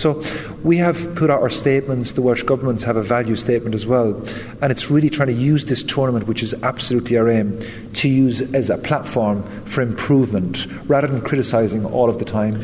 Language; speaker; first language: English; native; English